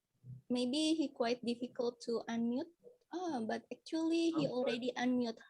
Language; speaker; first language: English; non-native, learner; Indonesian